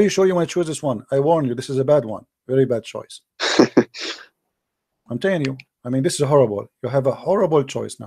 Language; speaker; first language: English; non-native, fluent; Arabic